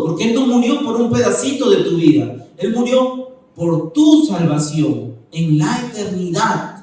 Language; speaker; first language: Spanish; native; Spanish